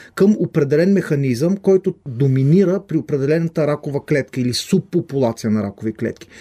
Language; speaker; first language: Bulgarian; non-native, fluent; Hebrew